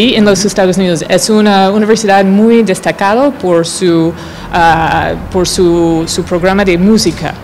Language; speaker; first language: Spanish; non-native, fluent; English